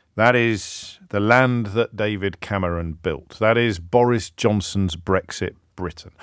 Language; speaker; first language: English; native; English